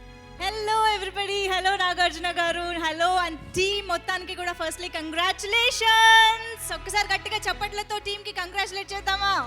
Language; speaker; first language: Telugu; native; Telugu